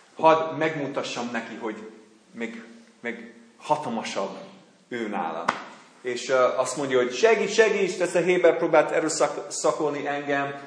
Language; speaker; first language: Hungarian; non-native, fluent; English